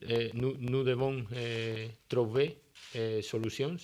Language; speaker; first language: French; non-native, learner; Spanish